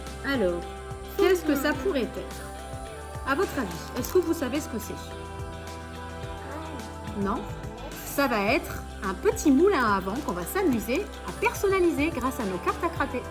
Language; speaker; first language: French; native; French